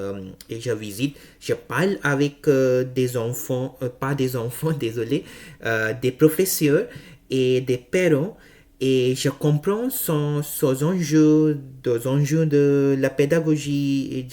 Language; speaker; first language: French; non-native, learner; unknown